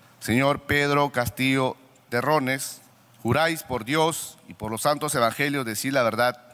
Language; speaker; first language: Spanish; native; Spanish